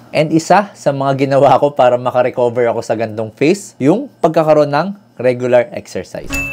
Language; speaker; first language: Filipino; native; Filipino